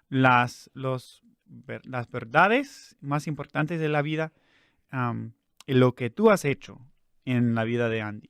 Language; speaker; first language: Spanish; non-native, fluent; English